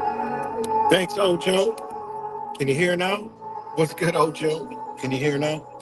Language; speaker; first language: English; native; English